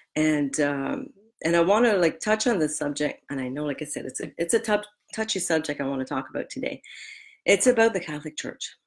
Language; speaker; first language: English; native; English